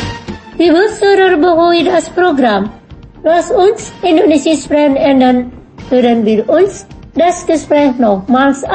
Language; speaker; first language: German; non-native, fluent; Indonesian